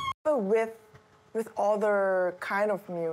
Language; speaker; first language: English; non-native, learner; Korean